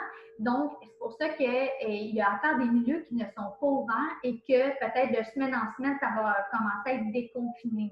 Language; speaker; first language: French; native; French